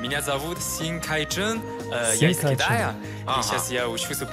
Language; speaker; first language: Russian; non-native, learner; Chinese